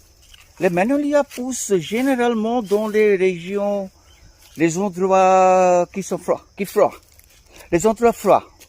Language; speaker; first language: French; non-native, fluent; Bangla